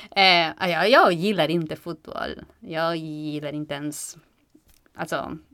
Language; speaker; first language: Swedish; non-native, fluent; Spanish